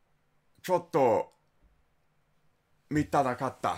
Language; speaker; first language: Japanese; non-native, learner; English